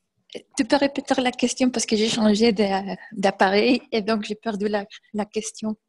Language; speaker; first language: French; non-native, fluent; Spanish